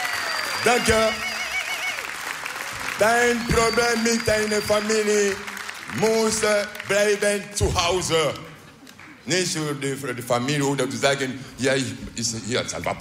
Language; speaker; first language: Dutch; non-native, learner; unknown